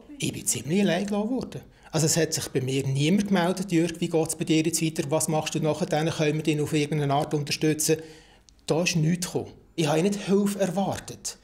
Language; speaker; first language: German; native; German